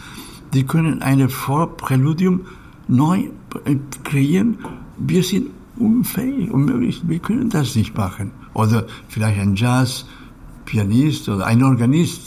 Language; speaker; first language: German; non-native, learner; Catalan